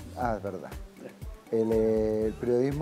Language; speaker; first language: Spanish; native; Spanish